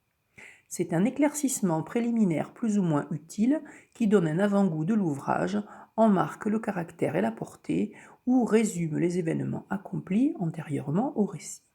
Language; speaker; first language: French; native; French